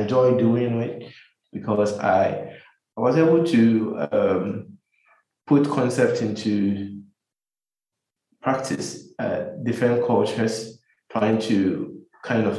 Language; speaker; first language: English; non-native, local second language; Akan